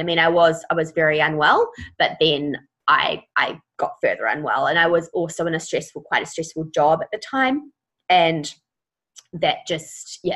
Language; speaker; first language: English; native; English